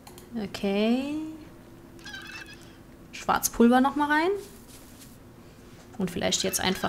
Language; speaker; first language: German; native; German